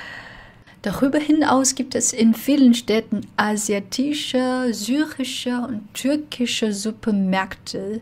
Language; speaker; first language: German; non-native, fluent; Chinese